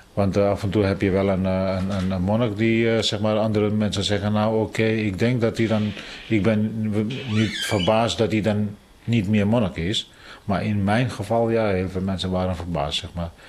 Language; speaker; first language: Dutch; non-native, fluent; Tibetan